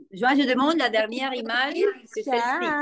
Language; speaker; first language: French; non-native, learner; Spanish